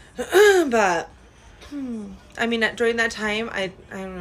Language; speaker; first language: English; early bilingual, other home language; Spanish